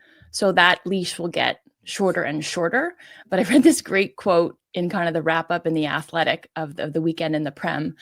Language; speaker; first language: English; native; English